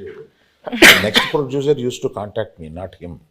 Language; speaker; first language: Telugu; native; Telugu